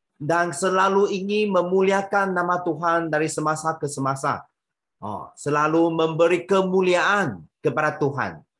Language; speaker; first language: Malay; non-native, local second language; Chinese